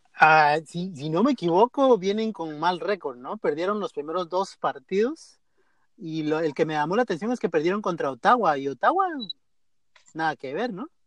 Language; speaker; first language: Spanish; native; Spanish